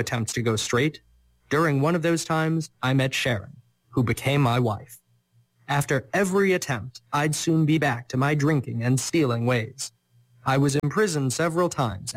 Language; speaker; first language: English; native; English